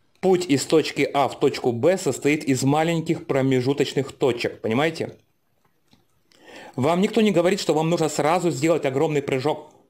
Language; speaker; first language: Russian; native; Russian